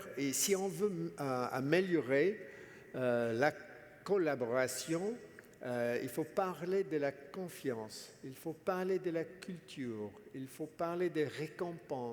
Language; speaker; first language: French; non-native, fluent; English